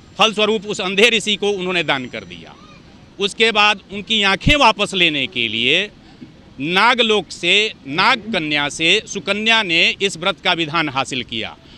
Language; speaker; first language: Hindi; native; Hindi